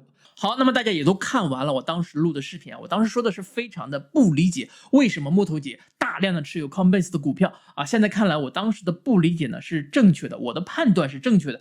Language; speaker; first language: Chinese; native; Chinese